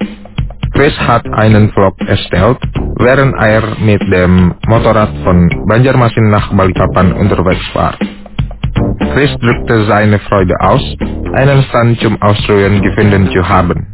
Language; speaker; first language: German; non-native, fluent; Indonesian